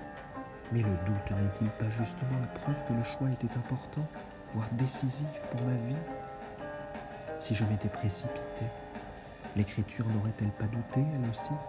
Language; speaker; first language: French; native; French